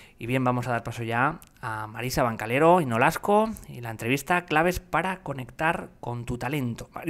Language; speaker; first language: Spanish; native; Spanish